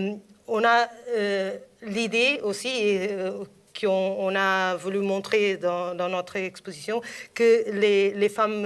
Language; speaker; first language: French; non-native, fluent; Portuguese